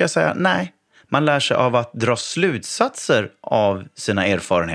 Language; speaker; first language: Swedish; native; Swedish